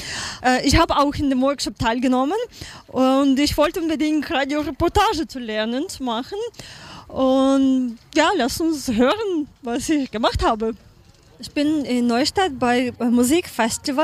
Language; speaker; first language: German; non-native, learner; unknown